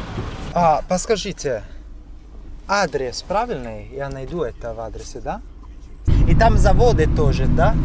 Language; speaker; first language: Russian; non-native, learner; English